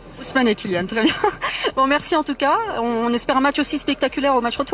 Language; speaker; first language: French; native; French